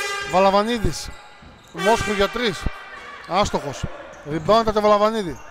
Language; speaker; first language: Greek; native; Greek